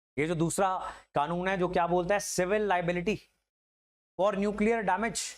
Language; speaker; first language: Hindi; native; Hindi